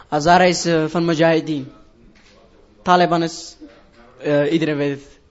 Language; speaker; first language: Dutch; non-native, learner; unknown